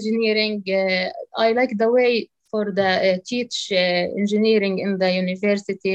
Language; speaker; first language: English; non-native, learner; Arabic